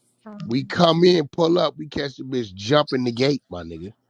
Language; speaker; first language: English; native; English